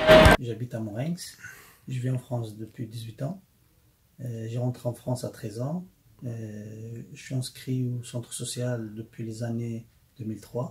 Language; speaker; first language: French; non-native, learner; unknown